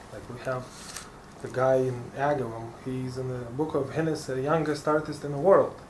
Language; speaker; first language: English; non-native, fluent; Lithuanian